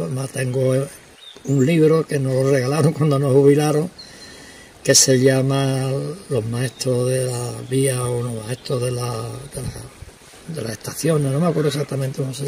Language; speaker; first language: Spanish; native; Spanish